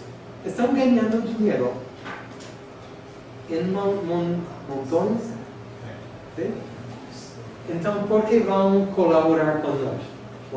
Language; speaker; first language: Portuguese; non-native, fluent; English